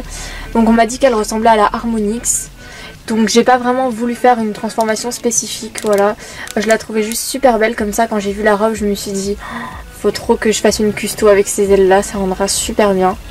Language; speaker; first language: French; native; French